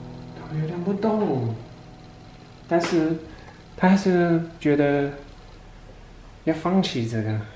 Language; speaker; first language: Chinese; non-native, fluent; Danish